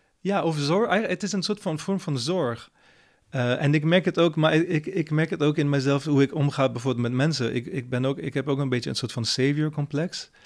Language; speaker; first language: Dutch; non-native, fluent; French